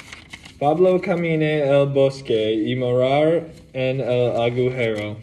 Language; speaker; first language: Spanish; non-native, learner; English